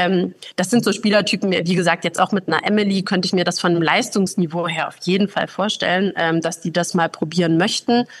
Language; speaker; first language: German; native; German